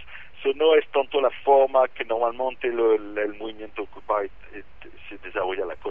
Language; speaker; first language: Spanish; non-native, fluent; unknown